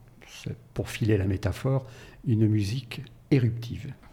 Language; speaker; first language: French; native; French